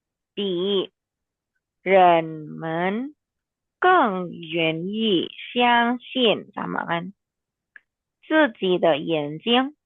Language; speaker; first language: Chinese; non-native, fluent; Indonesian